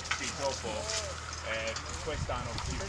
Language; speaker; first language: Italian; non-native, learner; English